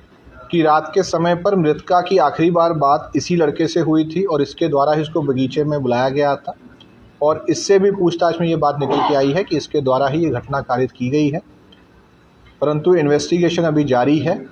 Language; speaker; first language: Hindi; native; Hindi